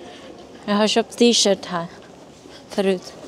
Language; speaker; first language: Swedish; non-native, learner; Filipino